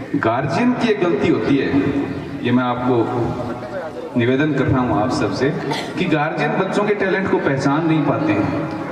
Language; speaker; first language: Hindi; native; Hindi